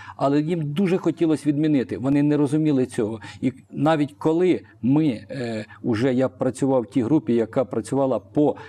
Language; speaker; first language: Ukrainian; non-native, local second language; Russian